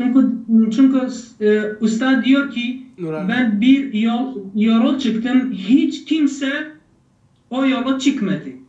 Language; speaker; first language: Turkish; non-native, learner; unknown